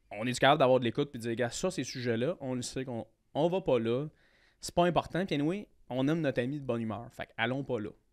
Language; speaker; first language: French; native; French